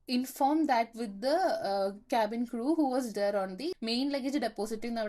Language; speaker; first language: English; non-native, local second language; Malayalam